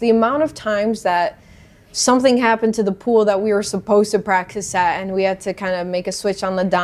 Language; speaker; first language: English; native; English